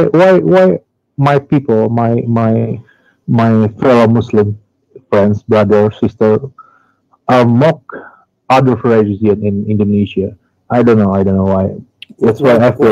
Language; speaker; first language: English; non-native, learner; Indonesian